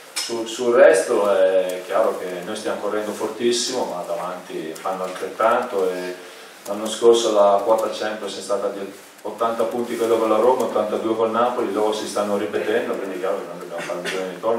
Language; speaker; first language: Italian; native; Italian